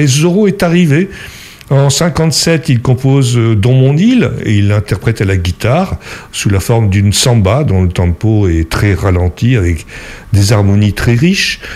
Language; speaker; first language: French; native; French